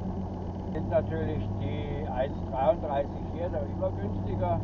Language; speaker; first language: German; native; German